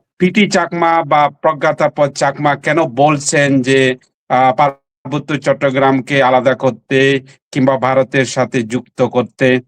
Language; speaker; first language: Bangla; non-native, local second language; Chakma